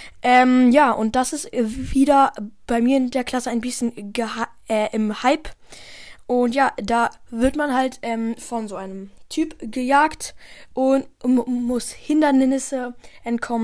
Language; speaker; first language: German; native; German